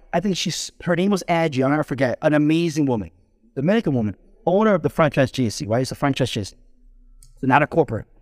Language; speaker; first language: English; early bilingual, other home language; Spanish